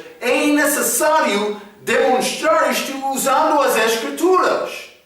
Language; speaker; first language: Portuguese; non-native, fluent; English